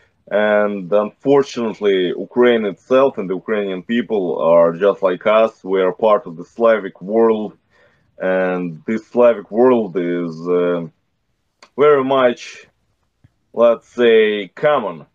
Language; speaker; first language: English; non-native, fluent; Russian